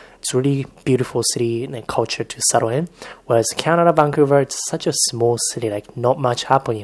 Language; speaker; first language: English; non-native, fluent; Japanese